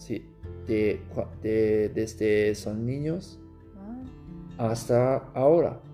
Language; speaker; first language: Spanish; non-native, learner; German